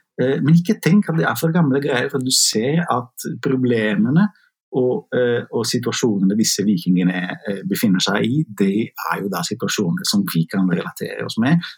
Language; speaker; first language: Norwegian; non-native, fluent; Italian